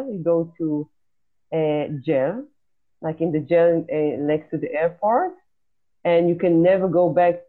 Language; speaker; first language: English; non-native, fluent; Hebrew